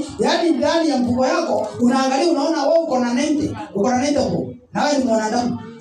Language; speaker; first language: Swahili; non-native, local second language; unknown